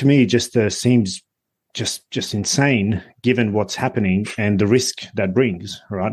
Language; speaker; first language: English; native; English